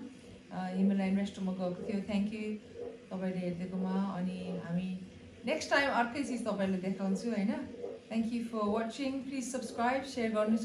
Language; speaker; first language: Nepali; non-native, learner; English